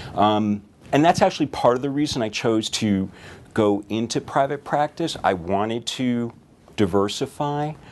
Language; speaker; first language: English; native; English